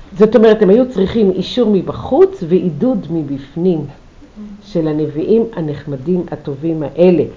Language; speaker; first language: Hebrew; native; Hebrew